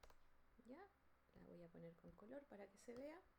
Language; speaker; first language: Spanish; native; Spanish